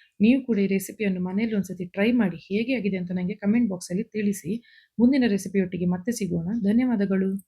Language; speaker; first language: Kannada; non-native, local second language; Konkani